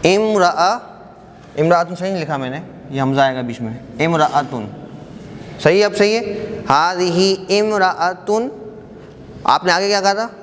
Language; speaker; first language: Urdu; native; Urdu